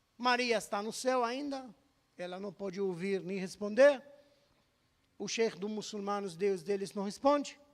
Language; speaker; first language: Portuguese; non-native, fluent; Arabic